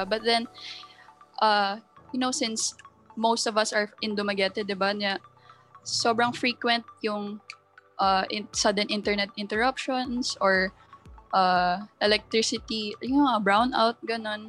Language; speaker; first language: English; non-native, local second language; Filipino